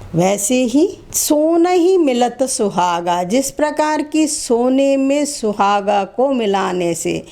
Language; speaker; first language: Hindi; non-native, local second language; Telugu